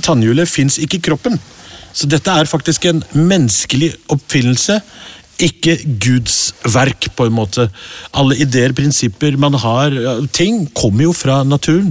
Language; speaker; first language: Norwegian; early bilingual, other home language; Urdu